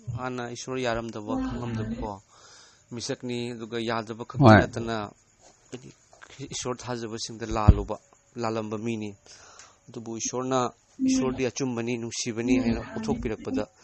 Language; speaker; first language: Manipuri; native; Manipuri